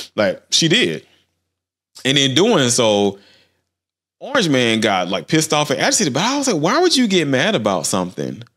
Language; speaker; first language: English; native; English